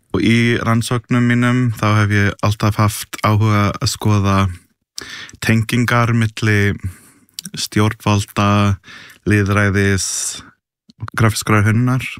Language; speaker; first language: Icelandic; non-native, fluent; English